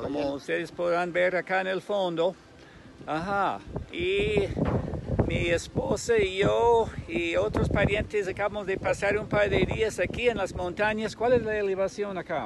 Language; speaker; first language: Spanish; non-native, fluent; English